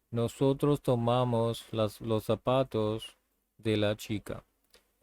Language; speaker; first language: Spanish; non-native, learner; English